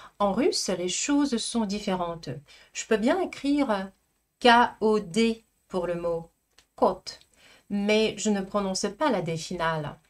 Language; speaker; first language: French; non-native, fluent; Russian